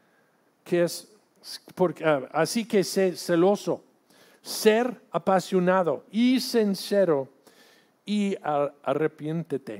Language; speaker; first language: Spanish; non-native, fluent; English